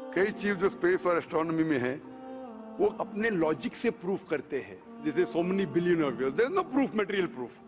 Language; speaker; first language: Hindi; non-native, local second language; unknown